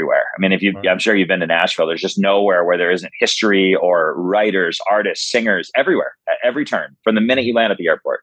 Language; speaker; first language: English; native; English